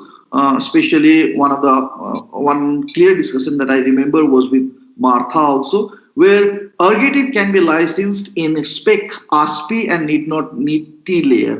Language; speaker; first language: English; non-native, local second language; Nepali